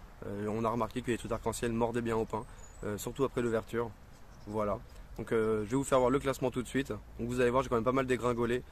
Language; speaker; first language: French; native; French